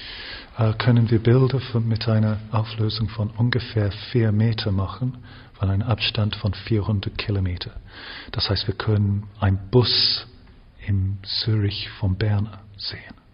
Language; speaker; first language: German; non-native, fluent; English